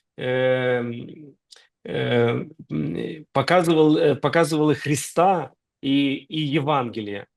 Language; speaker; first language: Ukrainian; non-native, local second language; Russian